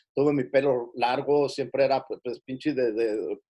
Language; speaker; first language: Spanish; early bilingual, heritage; Spanish